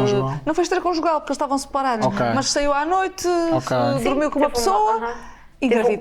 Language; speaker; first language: Portuguese; native; Portuguese